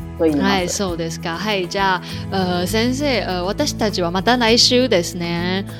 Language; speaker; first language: Japanese; non-native, learner; Chinese